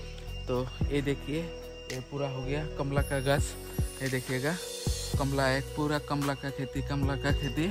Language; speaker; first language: Hindi; non-native, local second language; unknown